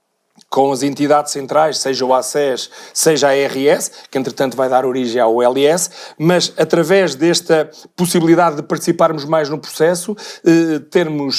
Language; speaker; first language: Portuguese; native; Portuguese